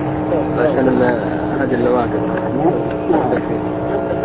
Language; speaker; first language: Arabic; native; Arabic